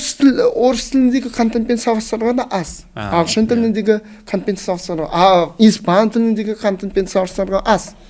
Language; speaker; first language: Kazakh; non-native, local second language; Russian